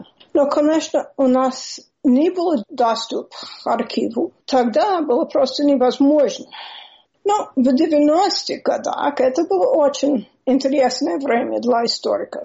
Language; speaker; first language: Russian; non-native, learner; English